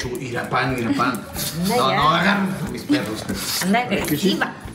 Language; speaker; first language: Spanish; native; Spanish